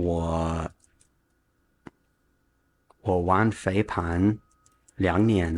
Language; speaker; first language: Chinese; non-native, learner; English